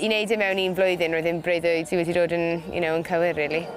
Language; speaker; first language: Welsh; non-native, local second language; English